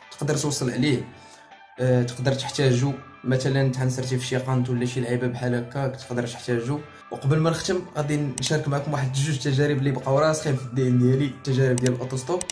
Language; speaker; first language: Arabic; native; Arabic